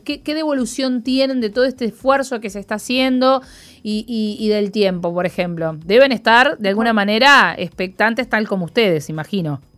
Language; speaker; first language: Spanish; native; Spanish